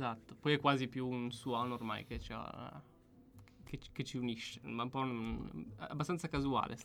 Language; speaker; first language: Italian; native; Italian